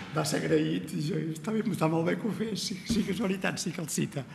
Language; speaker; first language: Catalan; native; Catalan